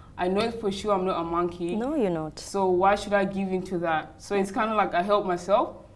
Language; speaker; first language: English; native; English